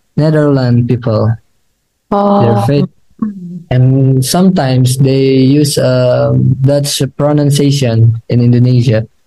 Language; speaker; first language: English; non-native, learner; Indonesian